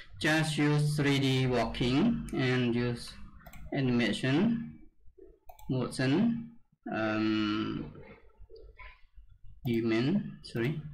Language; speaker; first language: English; non-native, learner; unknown